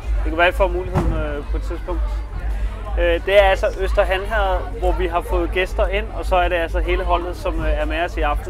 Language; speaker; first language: Danish; native; Danish